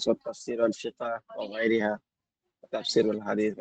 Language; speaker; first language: Arabic; non-native, learner; Bangla